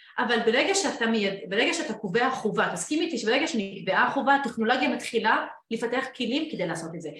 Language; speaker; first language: Hebrew; non-native, local second language; Arabic